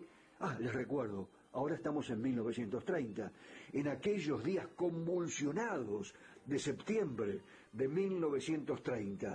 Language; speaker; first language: Spanish; native; Spanish